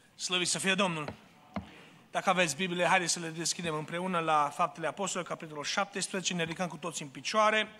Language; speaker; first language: Romanian; early bilingual, other home language; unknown